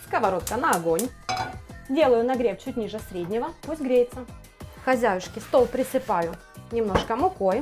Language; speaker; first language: Russian; native; Russian